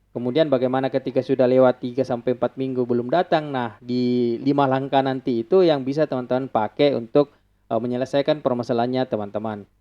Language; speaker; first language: Indonesian; non-native, local second language; Buginese